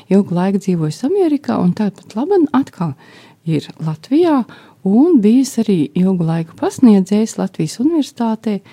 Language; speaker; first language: Latvian; native; Latvian